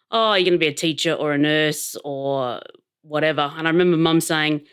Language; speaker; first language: English; native; English